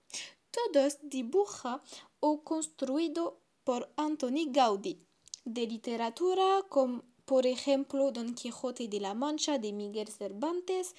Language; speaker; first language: Spanish; non-native, learner; French